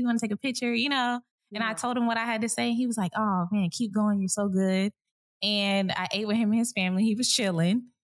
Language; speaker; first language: English; native; English